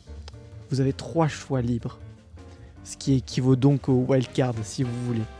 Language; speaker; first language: French; native; French